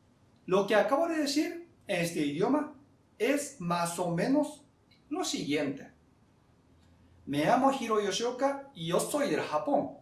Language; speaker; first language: Spanish; non-native, fluent; Japanese